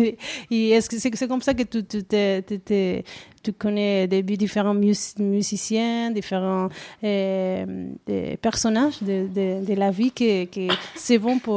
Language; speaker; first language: French; non-native, learner; Spanish